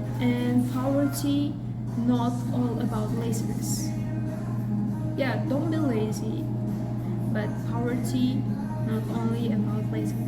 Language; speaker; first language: English; non-native, learner; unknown